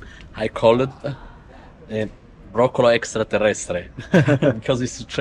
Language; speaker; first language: English; non-native, learner; Italian